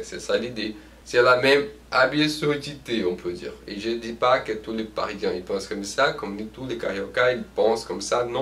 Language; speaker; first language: French; non-native, fluent; Portuguese